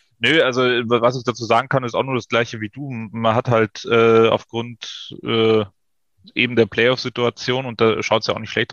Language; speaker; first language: German; native; German